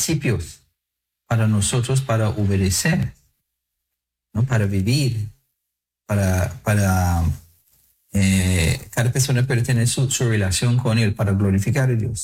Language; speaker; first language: Spanish; non-native, fluent; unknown